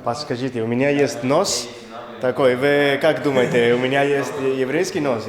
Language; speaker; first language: Russian; non-native, learner; Spanish